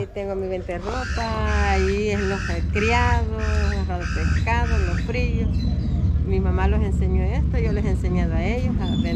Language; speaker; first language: Spanish; native; Spanish